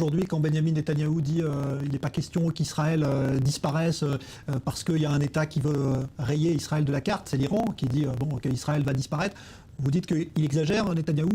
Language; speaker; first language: French; native; French